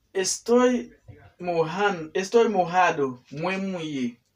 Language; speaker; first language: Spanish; non-native, learner; Haitian Creole